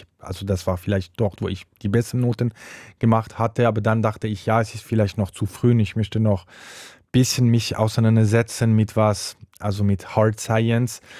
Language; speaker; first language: German; non-native, local second language; French